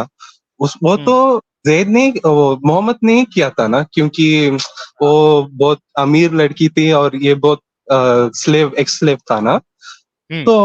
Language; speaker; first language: Hindi; non-native, local second language; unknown